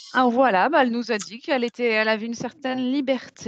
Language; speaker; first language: French; native; French